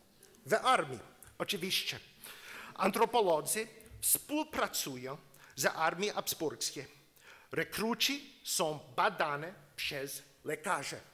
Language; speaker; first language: Polish; non-native, learner; English